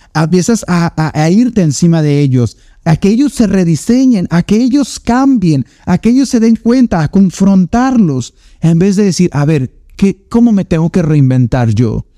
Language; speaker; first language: Spanish; native; Spanish